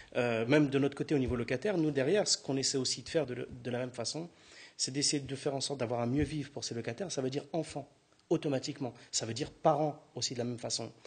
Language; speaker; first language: French; native; French